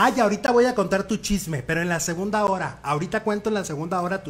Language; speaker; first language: Spanish; native; Spanish